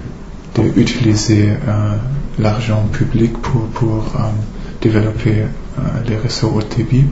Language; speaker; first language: French; non-native, fluent; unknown